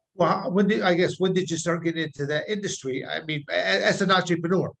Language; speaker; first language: English; native; English